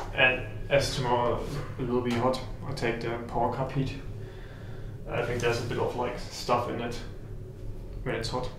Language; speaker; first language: English; non-native, fluent; German